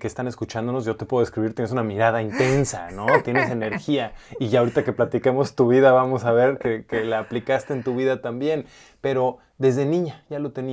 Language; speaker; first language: Spanish; native; Spanish